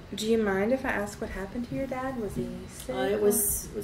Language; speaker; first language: English; native; English